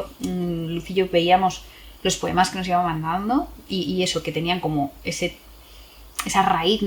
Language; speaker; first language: Spanish; native; Spanish